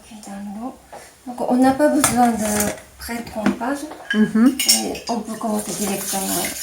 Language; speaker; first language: French; non-native, fluent; Japanese